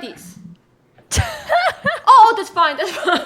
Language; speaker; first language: English; non-native, learner; Korean